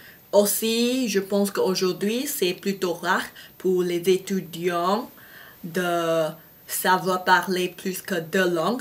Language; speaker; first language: French; non-native, fluent; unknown